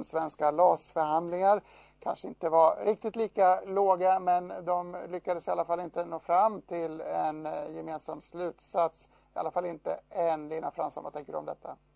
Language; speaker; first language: Swedish; native; Swedish